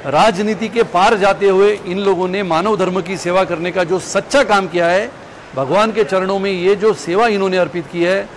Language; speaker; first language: Hindi; non-native, local second language; Marathi